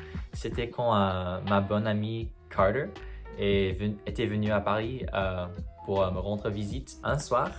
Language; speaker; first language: French; non-native, fluent; English